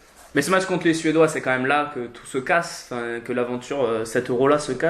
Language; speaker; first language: French; native; French